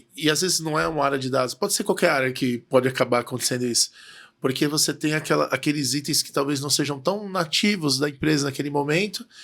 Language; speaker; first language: Portuguese; native; Portuguese